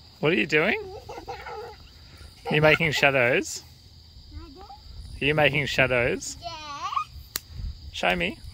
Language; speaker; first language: English; native; English